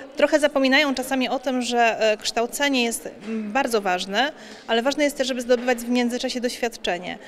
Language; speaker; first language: Polish; native; Polish